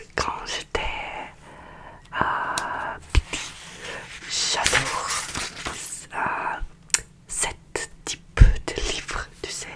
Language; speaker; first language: French; non-native, learner; Russian